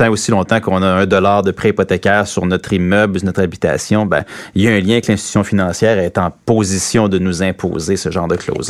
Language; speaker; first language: French; native; French